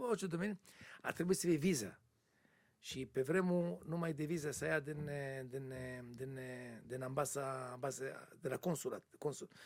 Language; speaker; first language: Romanian; non-native, learner; Hebrew